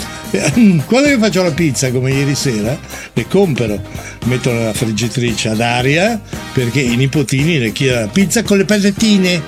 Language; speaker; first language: Italian; native; Italian